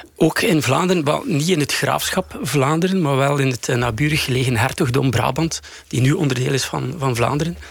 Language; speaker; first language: Dutch; native; Dutch